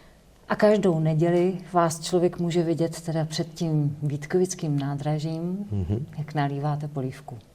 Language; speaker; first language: Czech; native; Czech